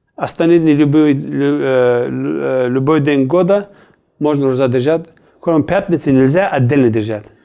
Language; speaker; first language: Russian; non-native, local second language; Kumyk